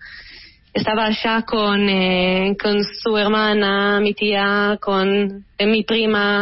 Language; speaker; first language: Spanish; early bilingual, heritage; Hebrew